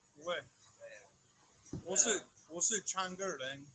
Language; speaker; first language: Chinese; non-native, learner; English